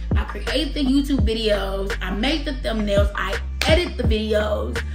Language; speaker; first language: English; native; English